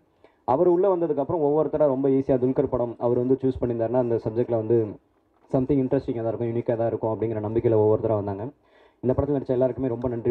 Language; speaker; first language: Tamil; native; Tamil